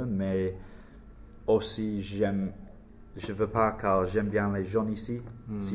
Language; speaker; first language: French; non-native, learner; English